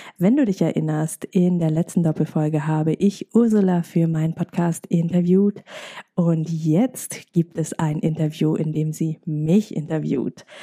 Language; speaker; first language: German; early bilingual, other home language; Vietnamese